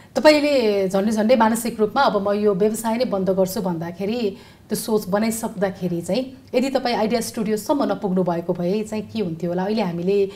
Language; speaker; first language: Nepali; native; Nepali